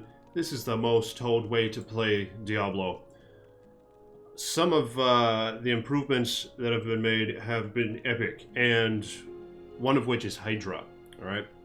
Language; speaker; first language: English; native; English